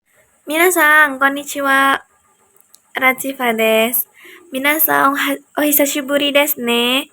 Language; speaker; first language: Japanese; non-native, learner; Indonesian